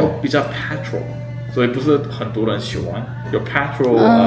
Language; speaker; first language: Chinese; non-native, fluent; Korean